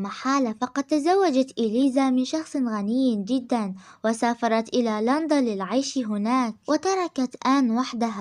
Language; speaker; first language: Arabic; native; Arabic